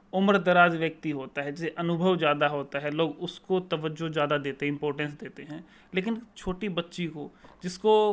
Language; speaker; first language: Hindi; native; Hindi